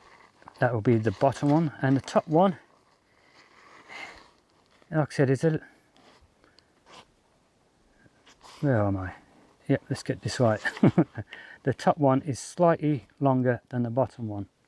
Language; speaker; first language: English; native; English